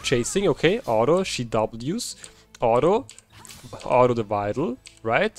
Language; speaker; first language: English; non-native, fluent; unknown